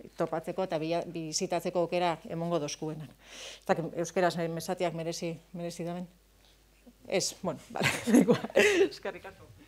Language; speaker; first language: Basque; native; Basque